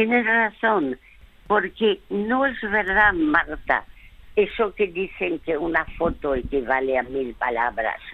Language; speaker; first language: Spanish; early bilingual, other home language; French